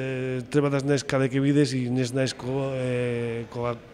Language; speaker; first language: Macedonian; non-native, fluent; Spanish